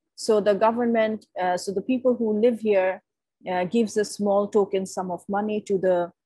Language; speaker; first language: English; non-native, local second language; Bangla